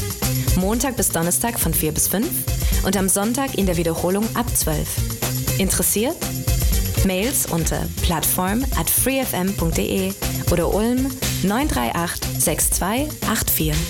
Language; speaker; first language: German; native; German